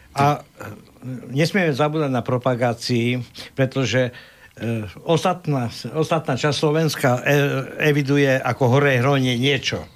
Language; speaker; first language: Slovak; native; Slovak